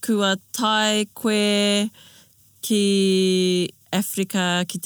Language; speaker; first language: Māori; non-native, local second language; English